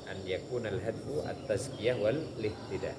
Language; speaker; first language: Arabic; non-native, fluent; Indonesian